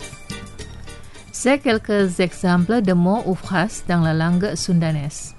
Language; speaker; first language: French; non-native, fluent; Indonesian